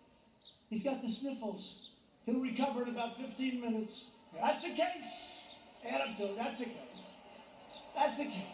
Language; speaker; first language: English; native; English